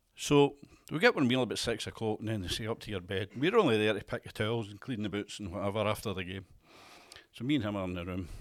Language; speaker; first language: English; native; English